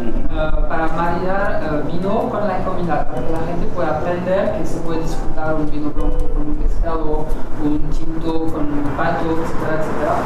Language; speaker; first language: Spanish; non-native, fluent; French